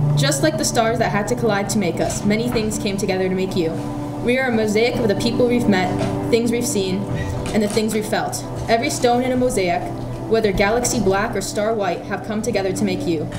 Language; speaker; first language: English; native; English